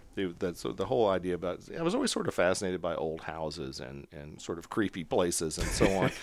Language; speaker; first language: English; native; English